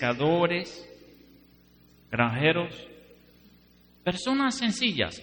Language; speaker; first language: Spanish; non-native, fluent; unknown